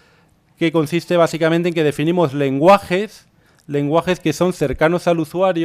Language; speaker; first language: Spanish; native; Spanish